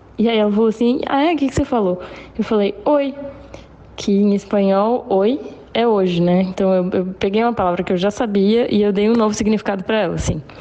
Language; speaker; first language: Portuguese; early bilingual, other home language; Spanish